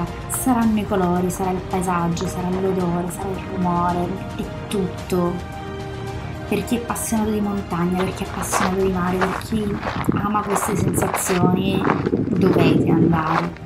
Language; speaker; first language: Italian; native; Italian